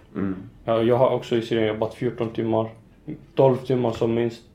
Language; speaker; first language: Swedish; non-native, fluent; Arabic